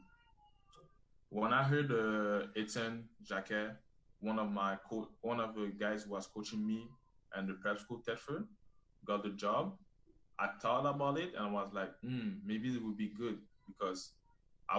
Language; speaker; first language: English; non-native, fluent; French